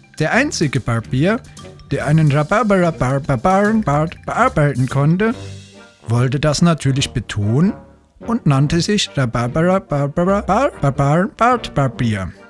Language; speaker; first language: German; native; German